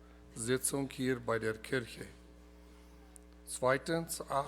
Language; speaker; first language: German; early bilingual, heritage; Plautdietsch